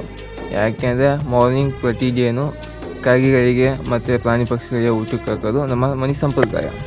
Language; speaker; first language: Kannada; native; Kannada